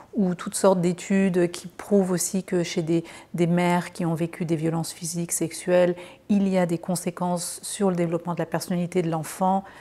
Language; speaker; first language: French; native; French